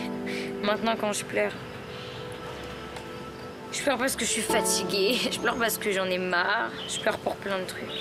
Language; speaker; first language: French; native; French